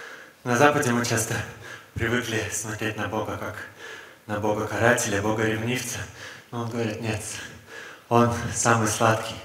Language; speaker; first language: Russian; native; Russian